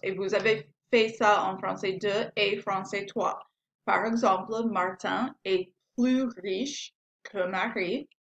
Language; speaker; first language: French; non-native, fluent; English